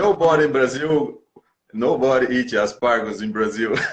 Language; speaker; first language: English; non-native, learner; Portuguese